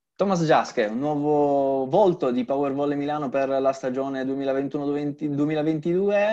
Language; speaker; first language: Italian; native; Italian